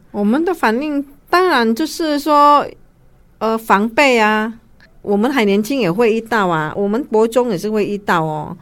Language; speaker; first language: Chinese; non-native, fluent; Indonesian